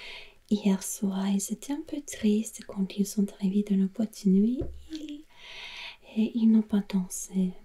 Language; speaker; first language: French; non-native, learner; German